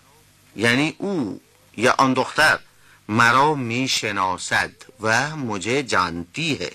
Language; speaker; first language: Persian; non-native, fluent; Urdu